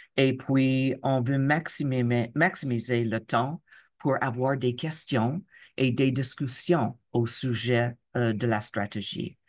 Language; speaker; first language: French; non-native, local second language; English